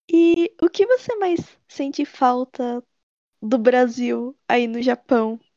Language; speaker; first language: Portuguese; native; Portuguese